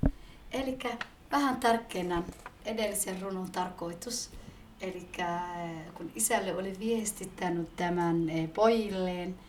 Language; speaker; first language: Finnish; early bilingual, other home language; Somali